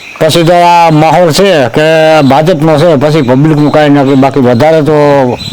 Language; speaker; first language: Gujarati; native; Gujarati